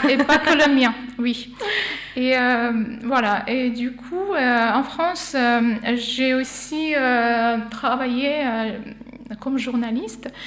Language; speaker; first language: French; non-native, fluent; Armenian